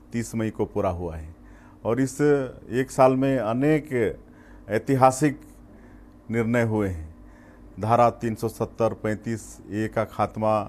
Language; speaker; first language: Hindi; native; Hindi